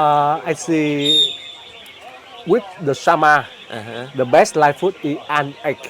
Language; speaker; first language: English; non-native, learner; Vietnamese